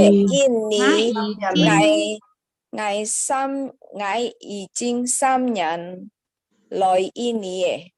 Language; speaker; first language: Chinese; non-native, learner; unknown